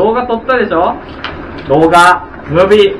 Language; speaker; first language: Japanese; native; Japanese